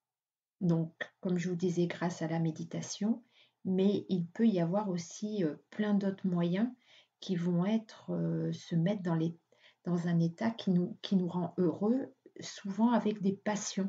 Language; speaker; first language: French; native; French